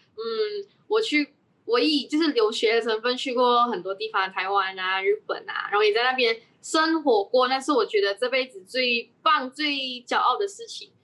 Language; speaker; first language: Chinese; native; Chinese